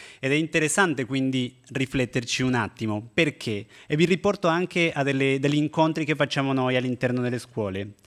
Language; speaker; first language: Italian; non-native, fluent; Spanish